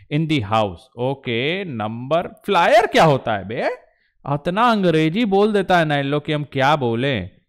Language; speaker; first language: Hindi; native; Hindi